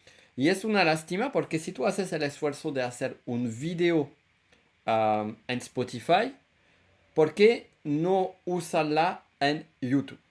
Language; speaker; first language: Spanish; non-native, fluent; French